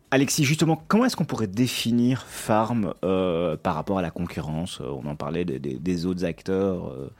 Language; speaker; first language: French; native; French